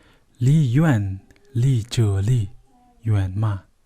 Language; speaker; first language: Chinese; non-native, learner; Mongolian